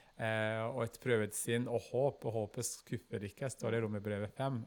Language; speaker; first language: Norwegian; non-native, fluent; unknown